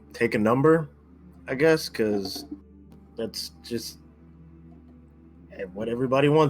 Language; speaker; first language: English; native; English